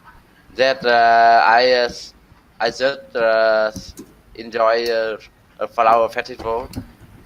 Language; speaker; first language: English; non-native, learner; Vietnamese